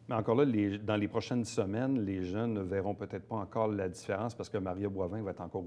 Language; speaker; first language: French; native; French